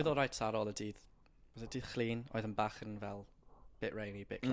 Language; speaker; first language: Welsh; non-native, fluent; English